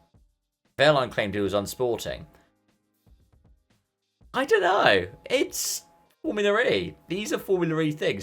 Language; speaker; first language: English; native; English